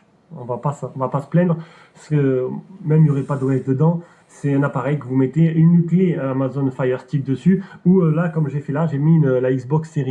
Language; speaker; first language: French; native; French